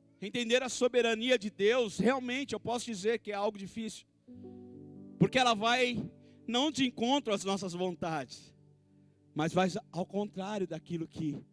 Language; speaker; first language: Portuguese; native; Portuguese